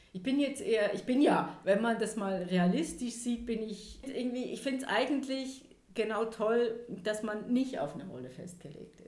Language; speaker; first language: German; native; German